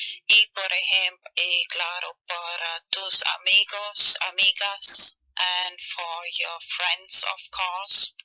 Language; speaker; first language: Spanish; non-native, fluent; German